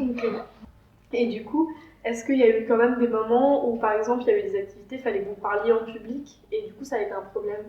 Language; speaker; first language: French; native; French